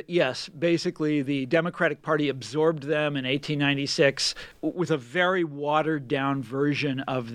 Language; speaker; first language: English; native; English